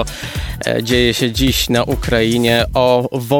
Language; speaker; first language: Polish; native; Polish